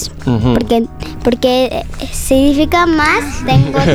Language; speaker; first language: Spanish; early bilingual, other home language; French